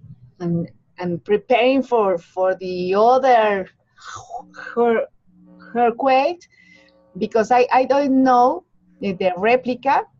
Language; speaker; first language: English; non-native, learner; Spanish